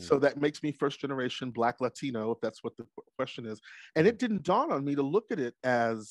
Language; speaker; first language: English; native; English